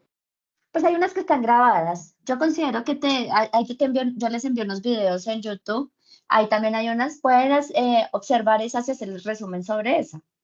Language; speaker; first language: Spanish; native; Spanish